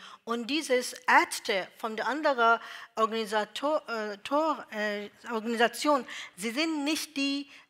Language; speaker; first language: German; non-native, learner; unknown